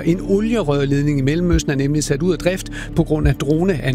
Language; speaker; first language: Danish; native; Danish